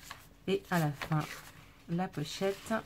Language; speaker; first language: French; native; French